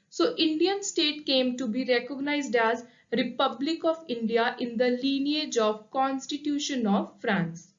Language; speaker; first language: English; non-native, local second language; Punjabi